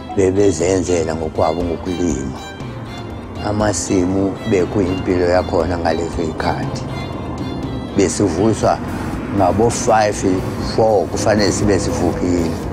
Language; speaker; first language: Zulu; native; Zulu